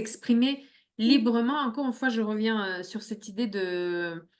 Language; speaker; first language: French; non-native, fluent; Russian